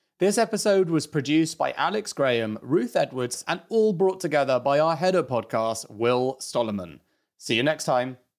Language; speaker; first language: English; native; English